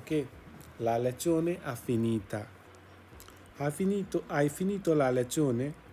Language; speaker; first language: Italian; non-native, fluent; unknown